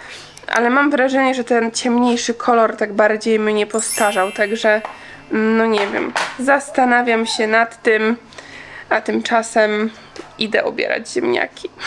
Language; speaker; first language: Polish; native; Polish